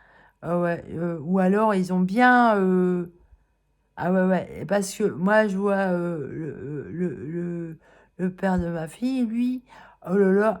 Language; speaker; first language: French; native; French